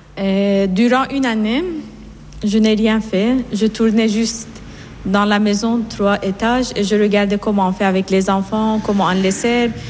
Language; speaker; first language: French; non-native, fluent; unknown